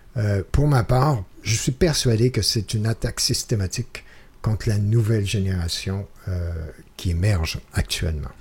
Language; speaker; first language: French; native; French